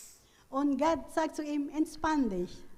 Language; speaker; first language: German; non-native, learner; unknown